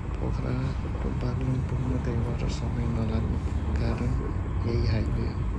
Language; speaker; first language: Nepali; non-native, local second language; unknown